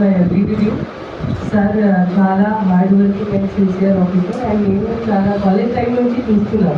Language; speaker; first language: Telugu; non-native, fluent; Hindi